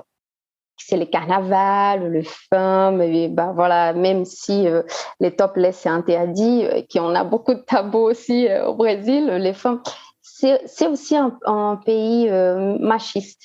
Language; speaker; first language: French; non-native, fluent; Portuguese